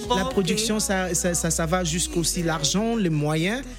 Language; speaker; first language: French; non-native, local second language; English